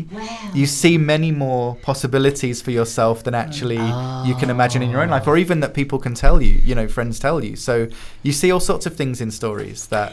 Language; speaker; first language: English; native; English